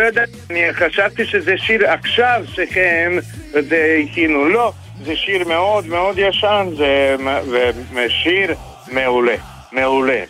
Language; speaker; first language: Hebrew; non-native, learner; Bosnian